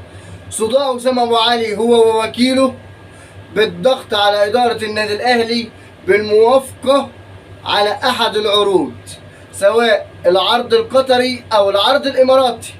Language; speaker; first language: Arabic; native; Arabic